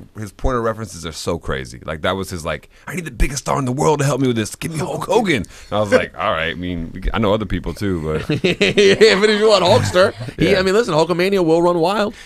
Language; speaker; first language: English; native; English